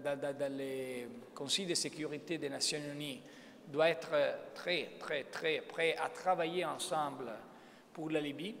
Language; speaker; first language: French; non-native, fluent; Italian